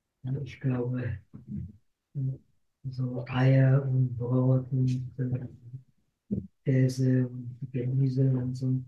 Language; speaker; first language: German; non-native, fluent; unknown